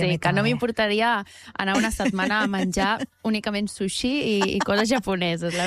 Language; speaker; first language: Catalan; native; Catalan